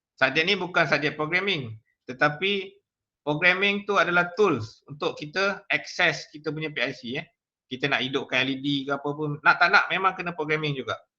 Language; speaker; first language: Malay; native; Malay